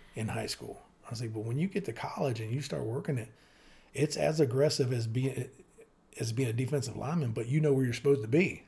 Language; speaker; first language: English; native; English